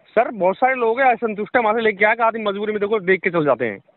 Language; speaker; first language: Hindi; native; Hindi